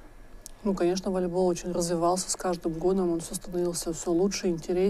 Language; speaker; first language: Russian; native; Russian